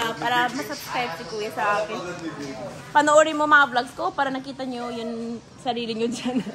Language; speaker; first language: Filipino; non-native, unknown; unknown